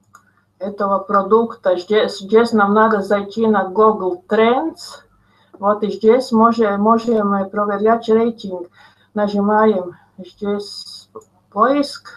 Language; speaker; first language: Russian; non-native, local second language; Latvian